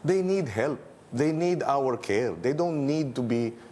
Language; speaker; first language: English; non-native, local second language; Filipino